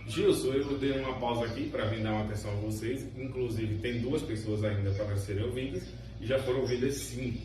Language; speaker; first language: Portuguese; native; Portuguese